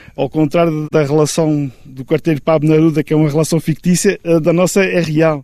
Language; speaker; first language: Portuguese; native; Portuguese